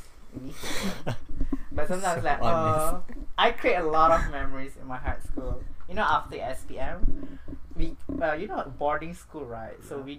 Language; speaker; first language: English; non-native, local second language; Malay